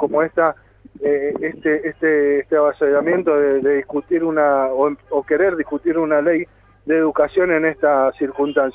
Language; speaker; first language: Spanish; native; Spanish